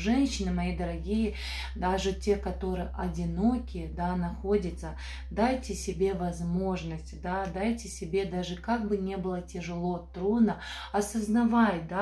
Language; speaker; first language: Russian; non-native, fluent; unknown